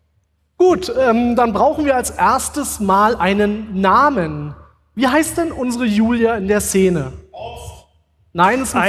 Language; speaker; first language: German; native; German